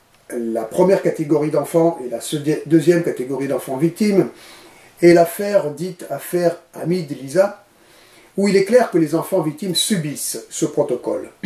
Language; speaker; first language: French; native; French